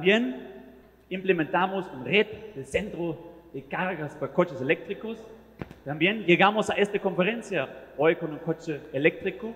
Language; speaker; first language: Spanish; non-native, fluent; German